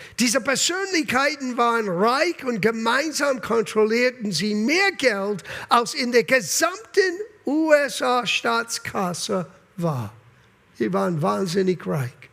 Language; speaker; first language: German; non-native, fluent; English